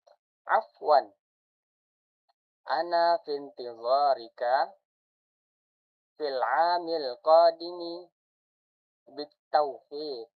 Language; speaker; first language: Arabic; non-native, learner; Indonesian